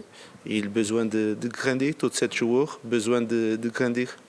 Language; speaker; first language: French; non-native, learner; Portuguese